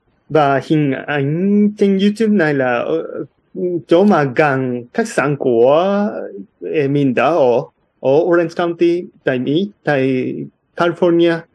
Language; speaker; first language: Vietnamese; non-native, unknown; Japanese